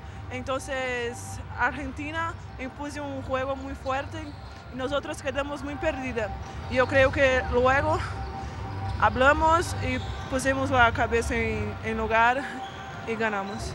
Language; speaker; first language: Spanish; non-native, learner; Portuguese